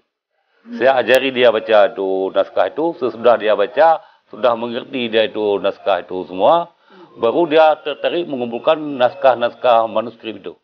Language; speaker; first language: Indonesian; non-native, local second language; Achinese